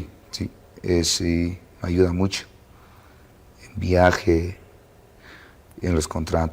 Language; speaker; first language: Spanish; non-native, local second language; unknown